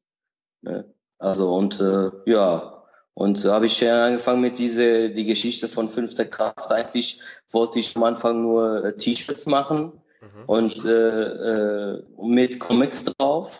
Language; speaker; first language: German; non-native, learner; Portuguese